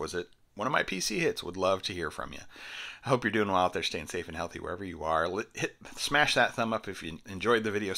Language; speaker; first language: English; native; English